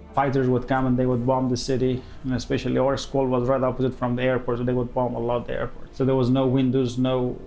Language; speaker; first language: English; non-native, fluent; Persian